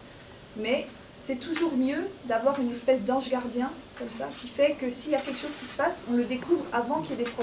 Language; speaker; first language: French; native; French